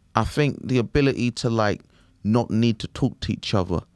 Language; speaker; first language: English; native; English